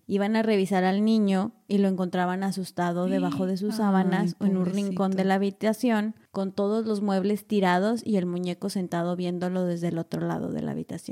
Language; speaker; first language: Spanish; native; Spanish